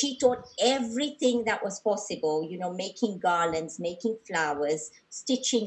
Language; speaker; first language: English; non-native, local second language; Gujarati